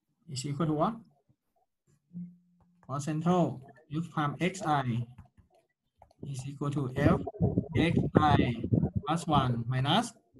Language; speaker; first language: English; non-native, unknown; Thai